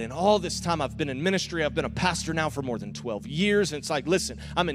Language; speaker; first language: English; native; English